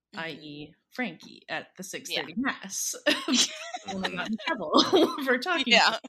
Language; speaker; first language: English; early bilingual, other home language; Filipino